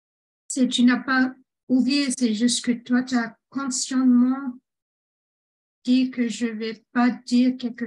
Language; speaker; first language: French; non-native, fluent; English